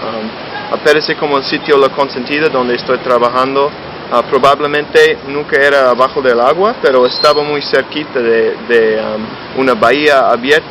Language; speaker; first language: Spanish; non-native, fluent; English